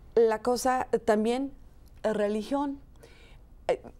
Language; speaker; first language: Spanish; early bilingual, heritage; Spanish